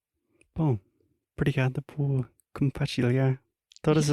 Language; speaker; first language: Portuguese; non-native, fluent; English